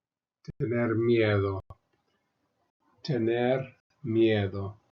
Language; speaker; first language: Spanish; non-native, fluent; English